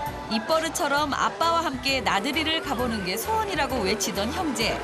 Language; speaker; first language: Korean; native; Korean